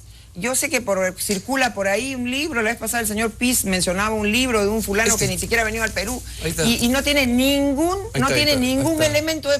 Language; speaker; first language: Spanish; native; Spanish